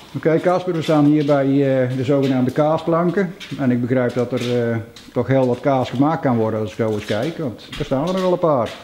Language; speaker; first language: Dutch; native; Dutch